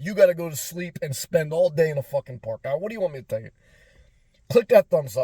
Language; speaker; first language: English; native; English